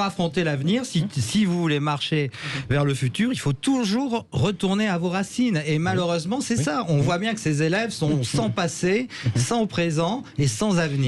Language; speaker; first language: French; native; French